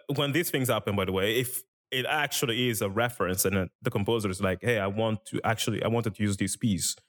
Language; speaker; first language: English; non-native, fluent; Italian